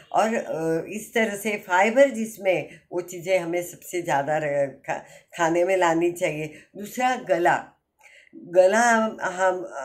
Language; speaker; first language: Hindi; non-native, local second language; Marathi